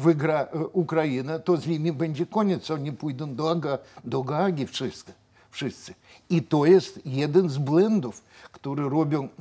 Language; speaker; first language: Polish; non-native, fluent; Russian